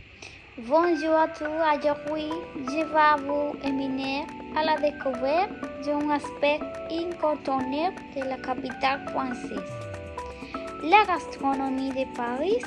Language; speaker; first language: French; non-native, learner; Spanish